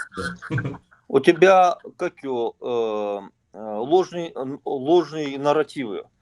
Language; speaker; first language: Russian; native; Russian